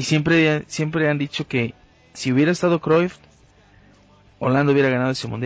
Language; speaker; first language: Spanish; native; Spanish